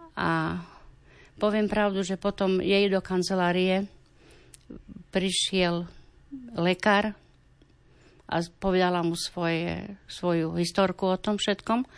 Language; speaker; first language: Slovak; native; Slovak